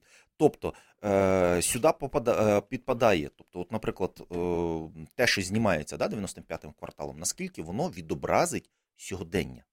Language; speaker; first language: Ukrainian; native; Ukrainian